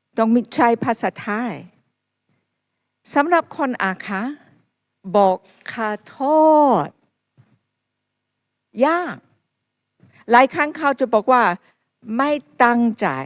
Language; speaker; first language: Thai; non-native, fluent; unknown